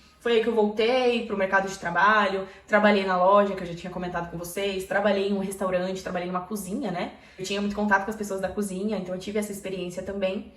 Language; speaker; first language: Portuguese; native; Portuguese